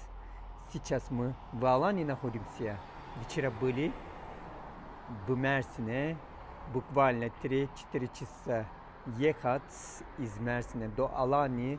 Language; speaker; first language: Russian; non-native, learner; Turkish